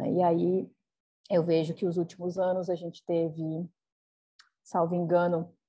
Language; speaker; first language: Portuguese; native; Portuguese